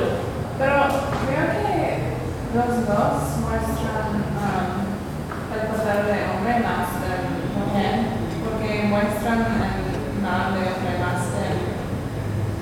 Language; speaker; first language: Spanish; non-native, learner; English